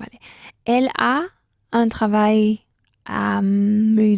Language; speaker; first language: French; non-native, learner; Spanish